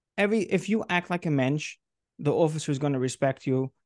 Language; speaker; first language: English; native; English